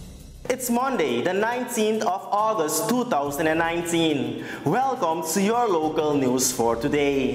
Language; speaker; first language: English; non-native, local second language; Dutch